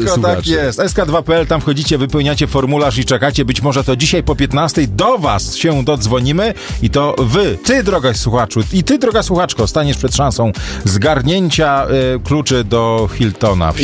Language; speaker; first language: Polish; native; Polish